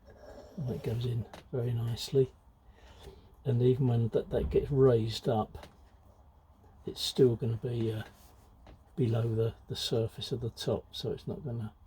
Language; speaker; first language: English; native; English